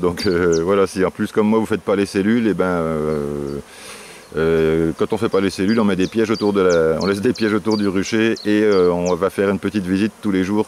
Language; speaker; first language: French; native; French